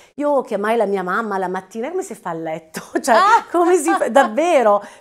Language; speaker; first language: Italian; native; Italian